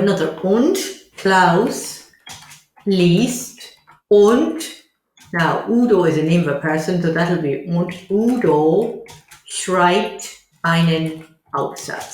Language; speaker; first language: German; non-native, fluent; English